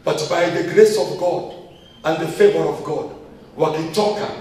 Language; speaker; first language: English; non-native, local second language; Swahili